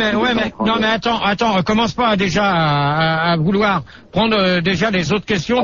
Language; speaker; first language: French; native; French